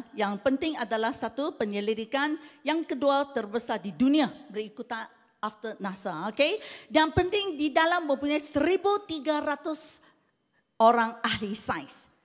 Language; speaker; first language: Malay; non-native, local second language; Chinese